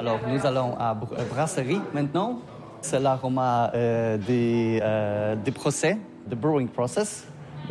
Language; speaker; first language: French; non-native, learner; Polish